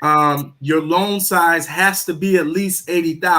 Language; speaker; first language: English; native; English